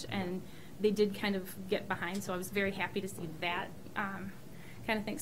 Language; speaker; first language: English; native; English